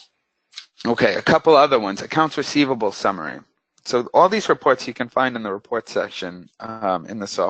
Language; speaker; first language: English; native; English